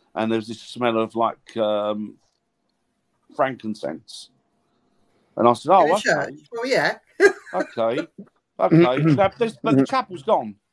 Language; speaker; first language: English; native; English